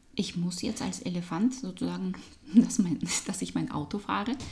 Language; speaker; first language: German; non-native, fluent; Russian